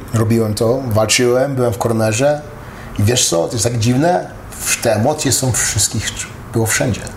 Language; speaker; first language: Polish; native; Polish